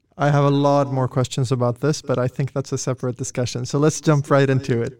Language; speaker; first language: English; non-native, fluent; Swedish